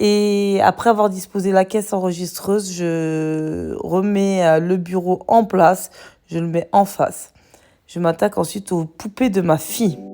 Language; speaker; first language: French; native; French